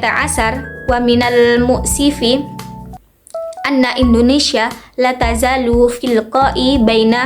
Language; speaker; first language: Arabic; non-native, learner; Indonesian